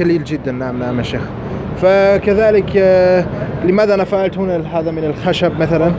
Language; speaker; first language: Arabic; non-native, learner; German